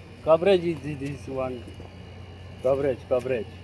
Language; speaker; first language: English; non-native, learner; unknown